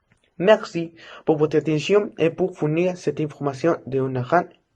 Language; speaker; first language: French; non-native, learner; Spanish